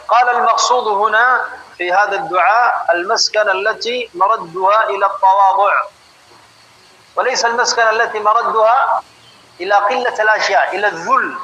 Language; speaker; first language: Arabic; non-native, fluent; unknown